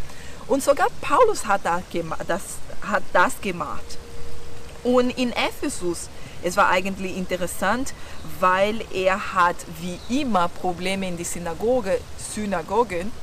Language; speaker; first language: German; non-native, learner; Portuguese